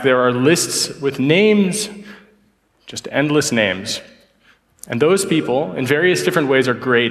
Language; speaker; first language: English; native; English